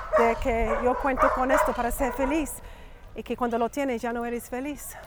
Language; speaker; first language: Spanish; non-native, fluent; English